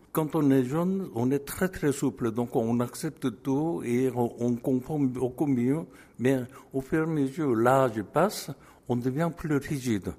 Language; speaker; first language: French; non-native, fluent; Korean